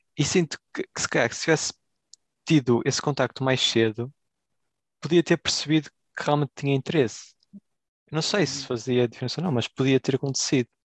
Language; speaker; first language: Portuguese; native; Portuguese